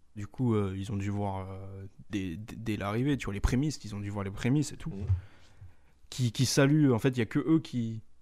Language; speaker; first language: French; native; French